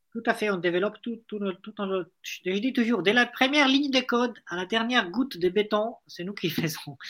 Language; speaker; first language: French; non-native, fluent; Italian